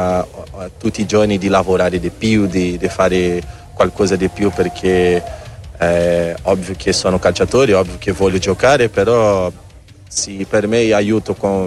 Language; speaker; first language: Italian; non-native, learner; Portuguese